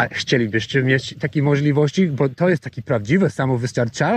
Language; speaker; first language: Polish; non-native, learner; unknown